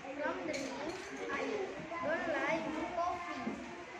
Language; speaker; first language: English; non-native, learner; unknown